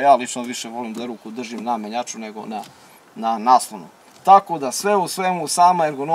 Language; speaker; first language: Serbian; native; Serbian